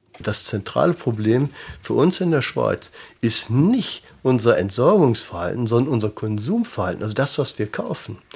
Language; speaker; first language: German; native; German